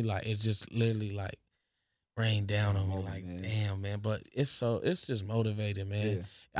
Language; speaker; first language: English; native; English